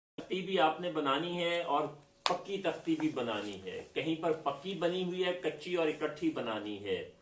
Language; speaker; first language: Urdu; non-native, local second language; Punjabi